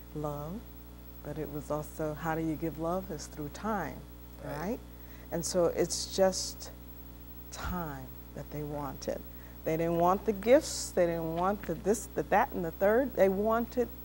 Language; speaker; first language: English; native; English